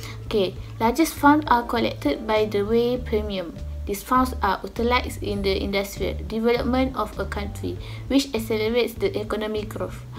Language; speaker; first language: English; non-native, local second language; Malay